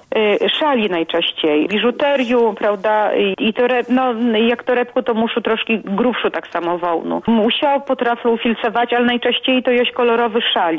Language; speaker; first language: Polish; non-native, local second language; Belarusian